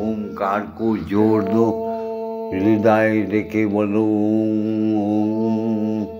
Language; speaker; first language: Hindi; non-native, local second language; Bangla